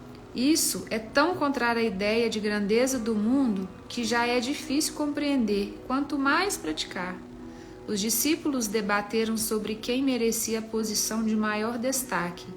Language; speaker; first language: Portuguese; native; Portuguese